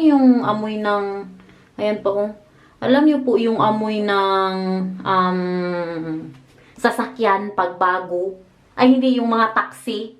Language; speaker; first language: Filipino; non-native, local second language; Cebuano